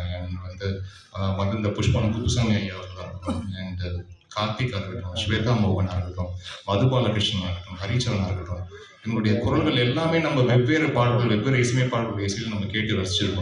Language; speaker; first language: Tamil; native; Tamil